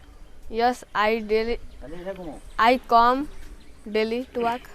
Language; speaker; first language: English; non-native, learner; Hindi